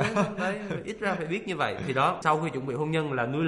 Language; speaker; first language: Vietnamese; native; Vietnamese